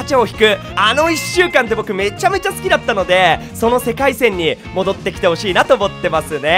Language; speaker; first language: Japanese; native; Japanese